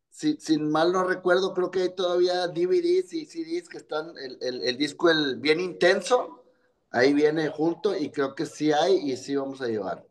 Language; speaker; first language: Spanish; native; Spanish